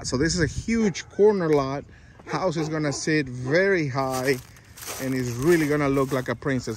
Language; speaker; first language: English; non-native, fluent; Spanish